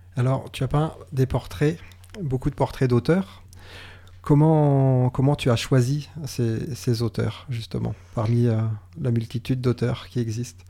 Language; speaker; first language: French; native; French